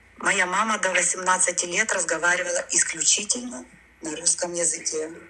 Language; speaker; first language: Russian; non-native, local second language; Ukrainian